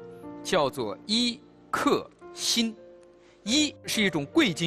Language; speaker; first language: Chinese; native; Chinese